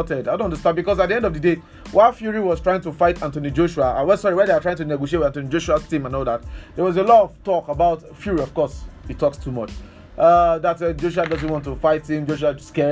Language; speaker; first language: English; non-native, local second language; Yoruba